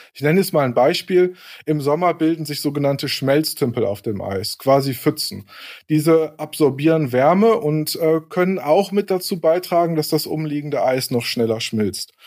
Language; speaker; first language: German; native; German